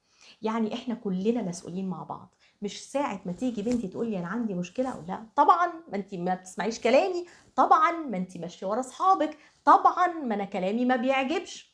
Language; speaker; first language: Arabic; native; Arabic